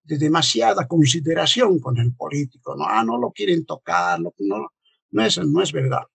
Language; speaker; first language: Spanish; native; Spanish